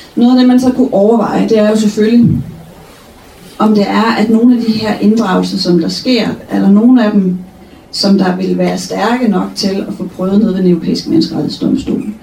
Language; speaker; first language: Danish; native; Danish